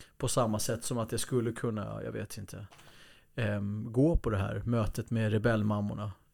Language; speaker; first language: Swedish; early bilingual, other home language; Kurdish